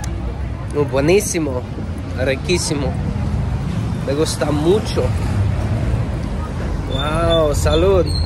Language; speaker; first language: Spanish; non-native, learner; English